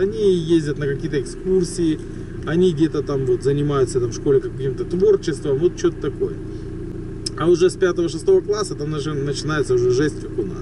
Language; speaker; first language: Russian; native; Russian